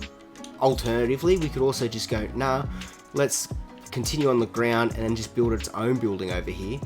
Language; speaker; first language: English; native; English